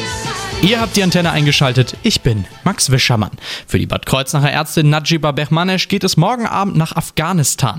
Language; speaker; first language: German; native; German